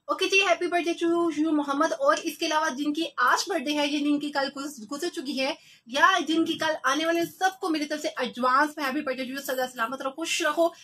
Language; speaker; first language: Urdu; non-native, local second language; Punjabi